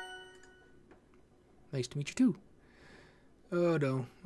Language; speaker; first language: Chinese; non-native, learner; English